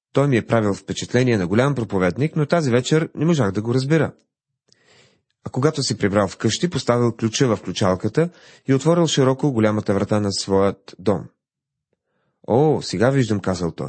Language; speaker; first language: Bulgarian; native; Bulgarian